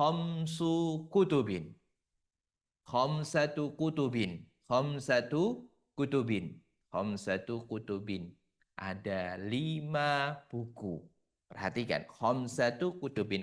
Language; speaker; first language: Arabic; non-native, fluent; Indonesian